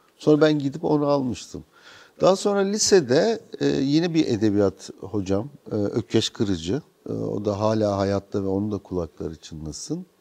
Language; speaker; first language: Turkish; native; Turkish